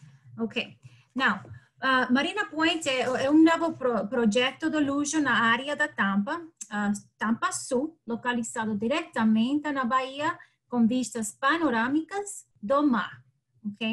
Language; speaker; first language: Portuguese; non-native, learner; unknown